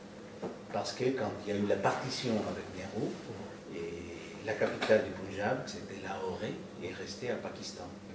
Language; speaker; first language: French; non-native, fluent; Spanish